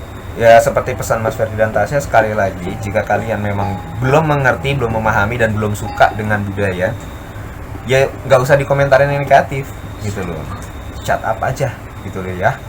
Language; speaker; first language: Indonesian; native; Indonesian